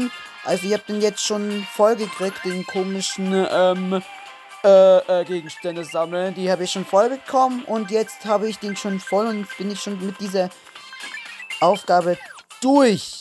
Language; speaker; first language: German; native; German